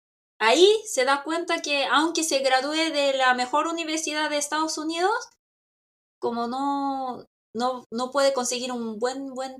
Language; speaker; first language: Spanish; non-native, local second language; Korean